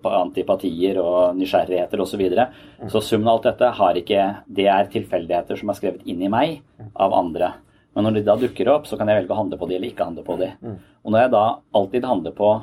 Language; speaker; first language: Norwegian; native; Norwegian